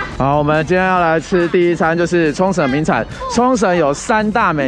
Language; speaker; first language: Chinese; native; Chinese